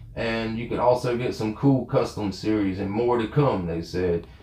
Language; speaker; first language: English; native; English